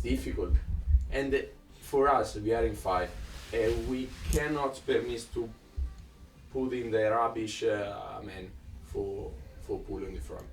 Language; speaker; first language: English; non-native, learner; Italian